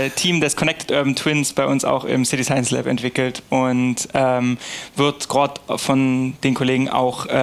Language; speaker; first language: German; native; German